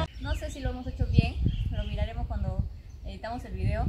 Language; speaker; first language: Spanish; native; Spanish